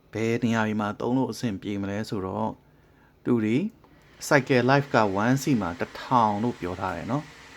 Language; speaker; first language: Burmese; native; Burmese